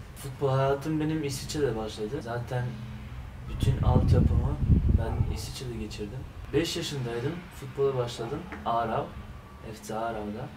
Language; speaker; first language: Turkish; early bilingual, heritage; Turkish